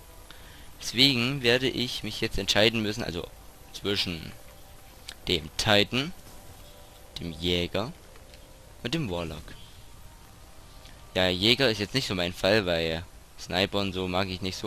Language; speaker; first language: German; native; German